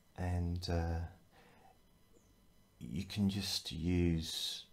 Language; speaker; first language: English; native; English